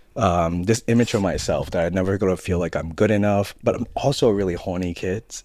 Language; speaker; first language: English; early bilingual, other home language; Cantonese